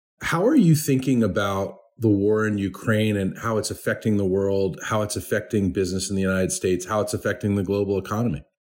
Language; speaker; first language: English; native; English